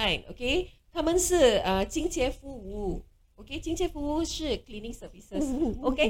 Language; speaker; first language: Chinese; non-native, local second language; Malay